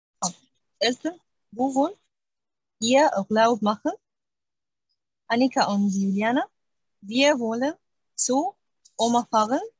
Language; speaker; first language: German; non-native, learner; Arabic